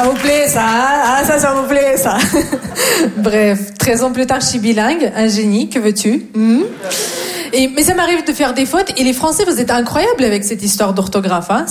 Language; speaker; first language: French; non-native, fluent; Russian